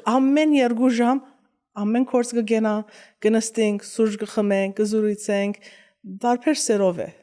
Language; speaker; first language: Armenian; early bilingual, heritage; Armenian